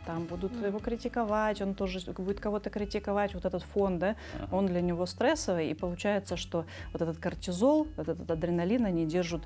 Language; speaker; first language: Russian; native; Russian